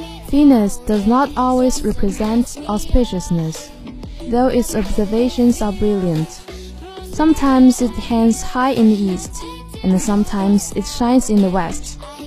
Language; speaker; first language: English; non-native, fluent; Chinese